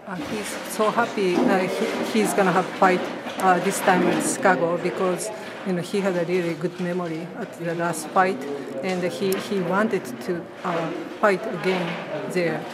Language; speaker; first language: English; non-native, fluent; Japanese